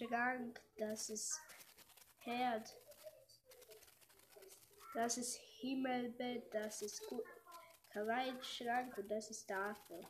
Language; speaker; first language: German; non-native, learner; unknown